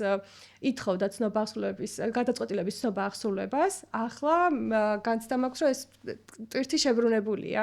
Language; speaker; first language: Georgian; native; Georgian